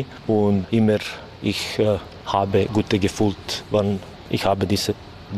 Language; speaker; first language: German; non-native, learner; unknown